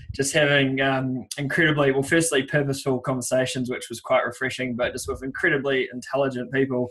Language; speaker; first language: English; native; English